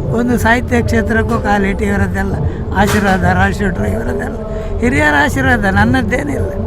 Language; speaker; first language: Kannada; native; Kannada